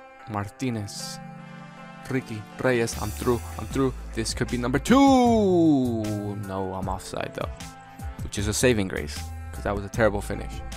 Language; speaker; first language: English; early bilingual, other home language; Spanish